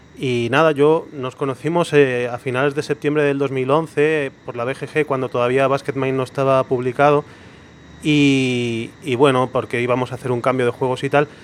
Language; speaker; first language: Spanish; non-native, local second language; Catalan